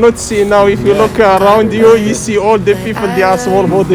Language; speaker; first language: English; non-native, fluent; Arabic